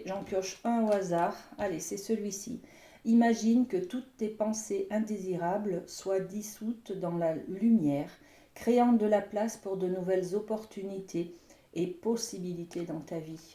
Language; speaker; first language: French; native; French